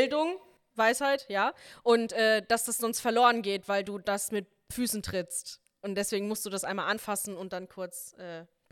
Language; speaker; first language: German; native; German